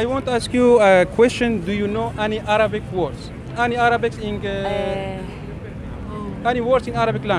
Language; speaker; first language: English; non-native, learner; Arabic